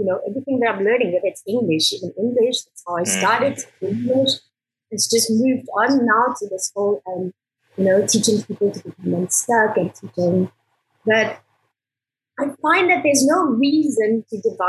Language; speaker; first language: English; native; English